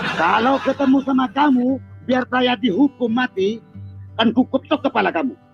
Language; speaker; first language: Indonesian; non-native, local second language; Madurese